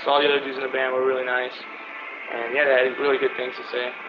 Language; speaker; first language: English; native; English